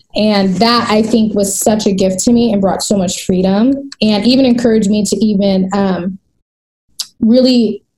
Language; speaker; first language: English; native; English